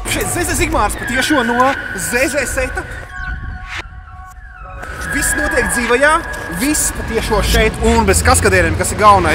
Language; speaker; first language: Latvian; native; Latvian